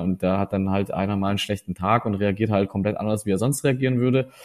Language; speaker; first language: German; native; German